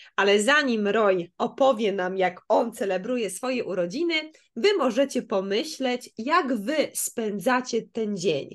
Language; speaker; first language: Polish; native; Polish